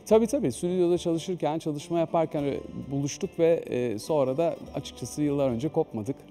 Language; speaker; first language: Turkish; native; Turkish